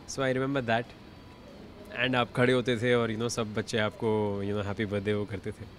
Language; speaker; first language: Hindi; native; Hindi